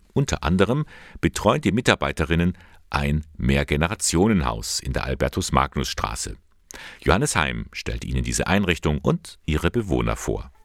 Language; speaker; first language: German; native; German